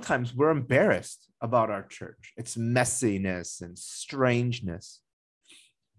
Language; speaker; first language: English; native; English